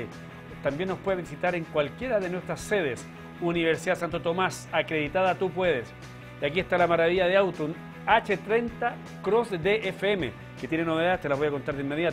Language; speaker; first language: Spanish; native; Spanish